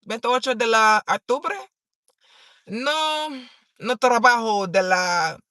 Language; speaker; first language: Spanish; non-native, learner; English